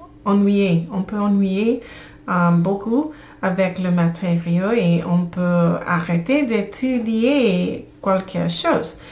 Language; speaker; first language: French; non-native, learner; English